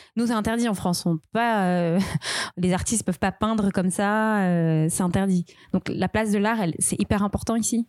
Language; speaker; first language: French; native; French